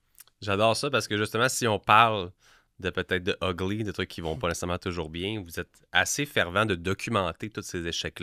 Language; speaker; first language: French; native; French